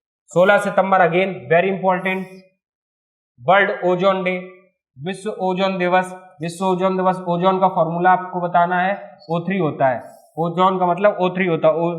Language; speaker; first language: Hindi; native; Hindi